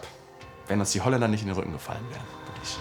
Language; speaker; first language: German; native; German